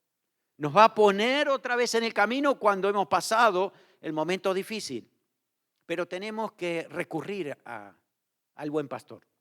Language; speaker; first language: Spanish; native; Spanish